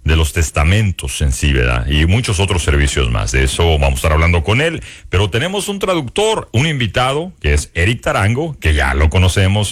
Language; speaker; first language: Spanish; native; Spanish